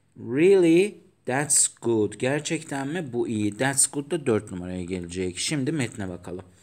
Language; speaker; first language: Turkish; non-native, fluent; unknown